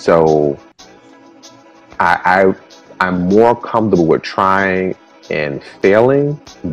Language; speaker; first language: English; early bilingual, other home language; Spanish